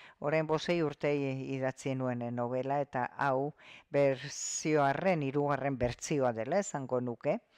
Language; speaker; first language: Basque; non-native, fluent; Polish